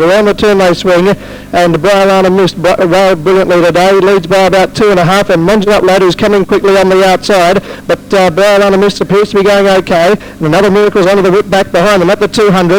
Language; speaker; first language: English; native; English